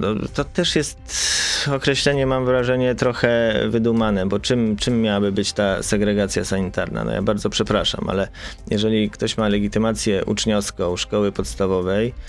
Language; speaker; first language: Polish; native; Polish